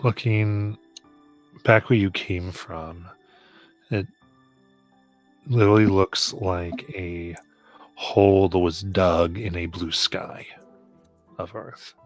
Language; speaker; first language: English; native; English